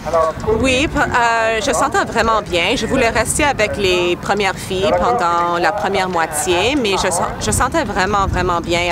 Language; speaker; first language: French; non-native, local second language; English